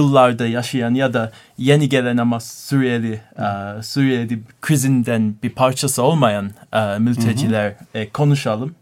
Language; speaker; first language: Turkish; non-native, learner; English